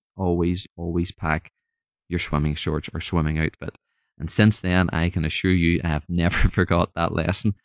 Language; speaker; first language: English; native; English